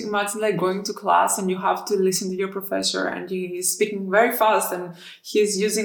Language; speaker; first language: English; non-native, fluent; Greek